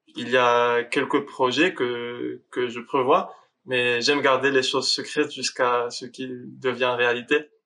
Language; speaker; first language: French; non-native, local second language; Arabic